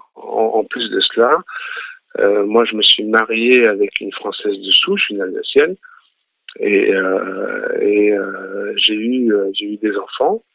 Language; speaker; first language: French; early bilingual, other home language; Arabic